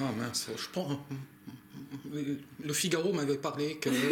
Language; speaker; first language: French; native; French